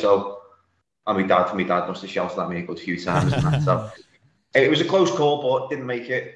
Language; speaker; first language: English; native; English